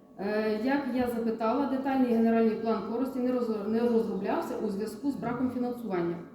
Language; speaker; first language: Ukrainian; native; Ukrainian